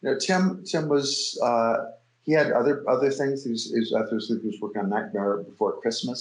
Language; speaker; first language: English; native; English